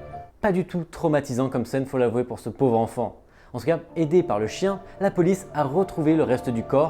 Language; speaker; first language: French; native; French